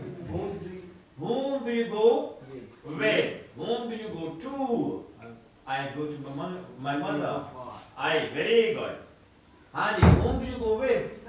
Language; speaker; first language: English; non-native, local second language; Urdu